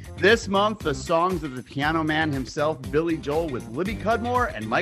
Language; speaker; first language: English; native; English